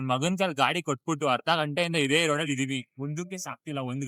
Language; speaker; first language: Kannada; native; Kannada